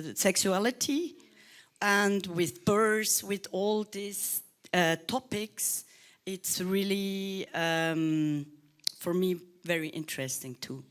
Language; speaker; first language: English; non-native, learner; Swiss German